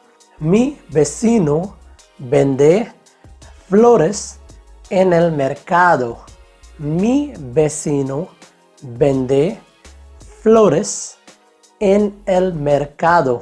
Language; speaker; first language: Spanish; non-native, fluent; Hindi